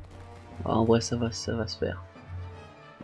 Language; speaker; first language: French; native; French